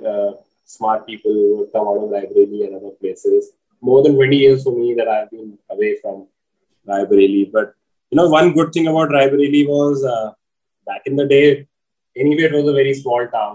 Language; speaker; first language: English; non-native, local second language; Hindi